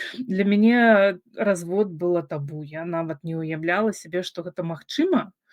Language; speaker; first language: Belarusian; non-native, local second language; Russian